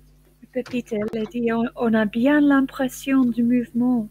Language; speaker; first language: French; non-native, learner; English